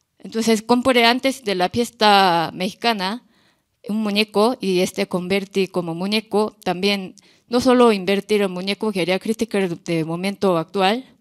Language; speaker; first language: Spanish; non-native, learner; Korean